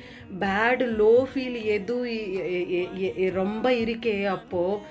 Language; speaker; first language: Tamil; non-native, learner; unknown